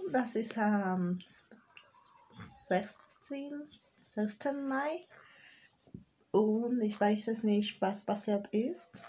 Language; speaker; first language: German; non-native, learner; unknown